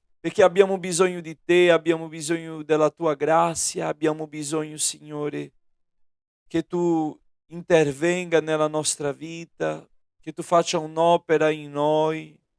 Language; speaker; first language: Italian; non-native, fluent; Portuguese